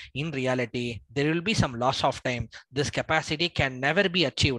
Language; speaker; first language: English; non-native, local second language; Tamil